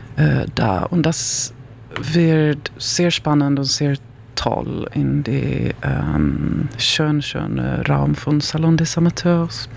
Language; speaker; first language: German; non-native, learner; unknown